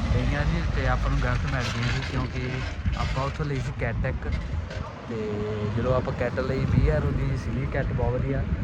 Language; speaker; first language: Punjabi; native; Punjabi